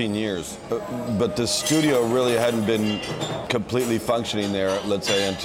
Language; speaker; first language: English; non-native, fluent; Spanish